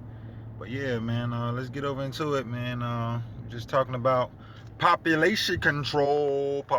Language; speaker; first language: English; native; English